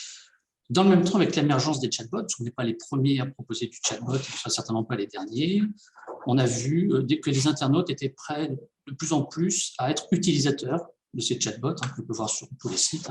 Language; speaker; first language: French; native; French